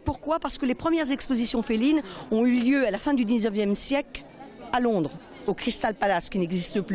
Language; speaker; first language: French; native; French